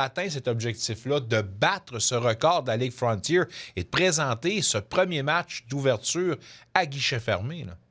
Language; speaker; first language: French; native; French